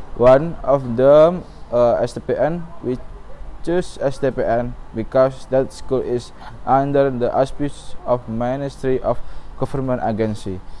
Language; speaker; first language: English; non-native, learner; Indonesian